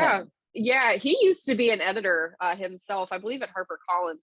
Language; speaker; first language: English; native; English